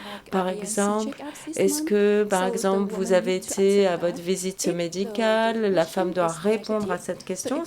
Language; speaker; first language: French; non-native, fluent; Vietnamese